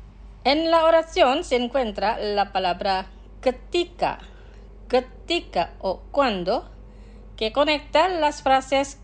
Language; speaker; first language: Spanish; non-native, fluent; Indonesian